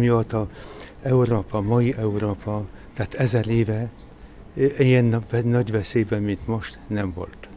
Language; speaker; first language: Hungarian; non-native, fluent; Polish